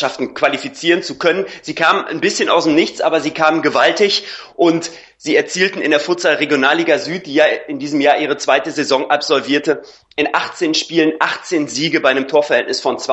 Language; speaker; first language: German; native; German